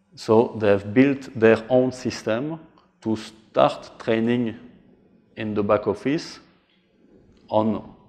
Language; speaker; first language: English; non-native, fluent; French